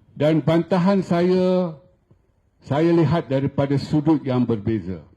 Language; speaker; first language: Malay; native; Malay